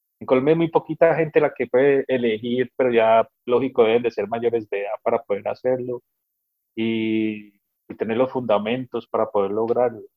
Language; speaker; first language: Spanish; native; Spanish